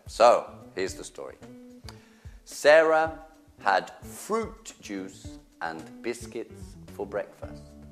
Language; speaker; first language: English; native; English